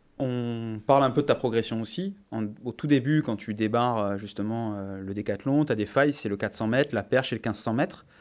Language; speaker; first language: French; native; French